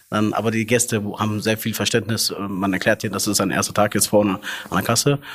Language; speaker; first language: German; early bilingual, other home language; Arabic